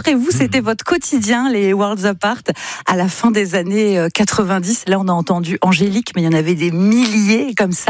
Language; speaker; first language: French; native; French